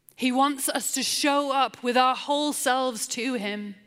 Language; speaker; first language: English; native; English